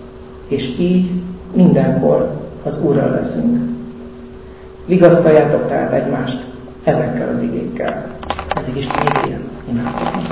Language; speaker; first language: Hungarian; native; Hungarian